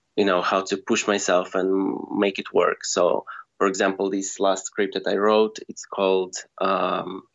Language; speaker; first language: English; non-native, fluent; Russian